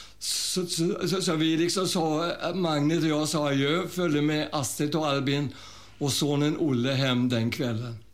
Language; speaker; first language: Swedish; early bilingual, other home language; German